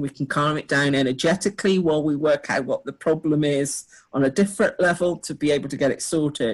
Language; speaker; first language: English; native; English